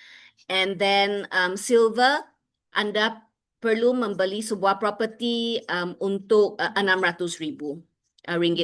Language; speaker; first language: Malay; non-native, local second language; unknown